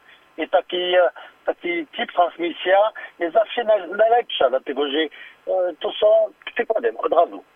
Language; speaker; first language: Polish; non-native, learner; French